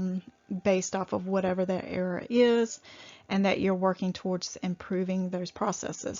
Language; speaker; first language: English; native; English